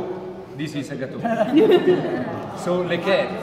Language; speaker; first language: English; non-native, fluent; Italian